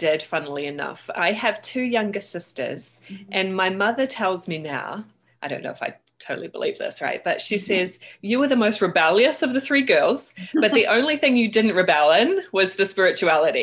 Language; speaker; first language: English; native; English